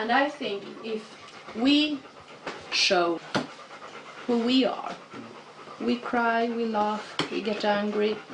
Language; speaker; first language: English; non-native, fluent; Swedish